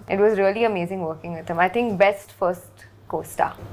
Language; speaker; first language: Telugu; non-native, local second language; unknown